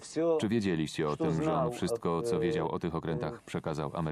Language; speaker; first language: Polish; native; Polish